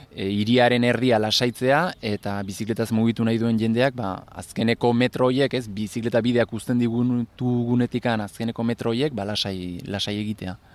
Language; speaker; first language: Basque; native; Basque